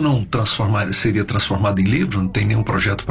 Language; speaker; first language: Portuguese; native; Portuguese